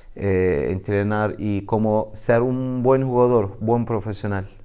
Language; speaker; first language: Spanish; non-native, learner; Turkish